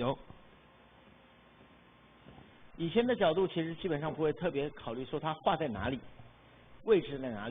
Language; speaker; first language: Chinese; native; Chinese